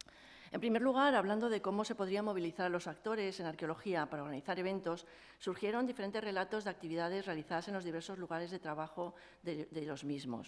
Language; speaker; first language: Spanish; native; Spanish